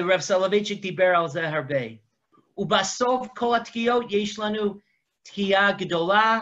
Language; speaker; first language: Hebrew; non-native, fluent; English